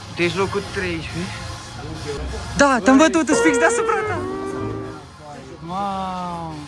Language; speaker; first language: Romanian; native; Romanian